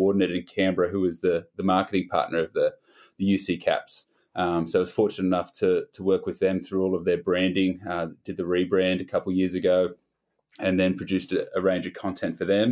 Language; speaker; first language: English; native; English